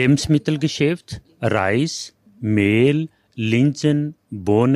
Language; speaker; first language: German; non-native, learner; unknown